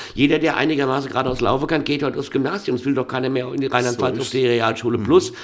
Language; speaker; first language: German; native; German